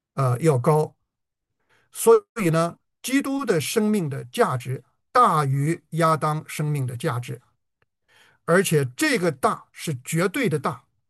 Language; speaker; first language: Chinese; native; Chinese